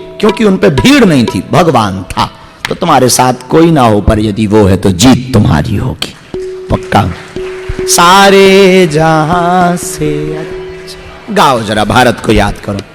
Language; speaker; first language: Hindi; native; Hindi